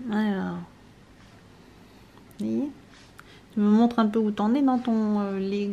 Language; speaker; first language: French; native; French